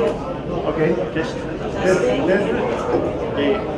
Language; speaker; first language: English; non-native, learner; Japanese